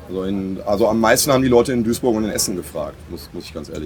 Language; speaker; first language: German; native; German